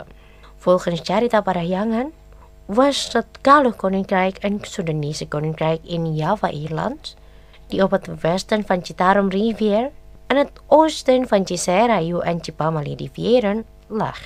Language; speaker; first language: Dutch; non-native, fluent; Indonesian